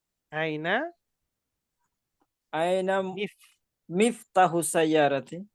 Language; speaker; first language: Arabic; non-native, learner; Indonesian